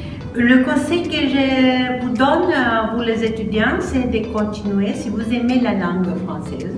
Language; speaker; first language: French; non-native, fluent; Spanish